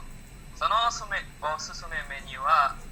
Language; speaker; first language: Japanese; non-native, learner; Indonesian